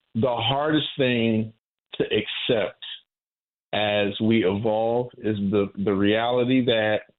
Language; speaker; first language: English; native; English